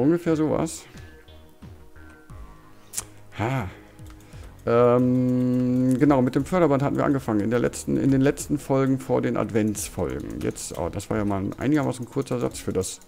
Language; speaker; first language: German; native; German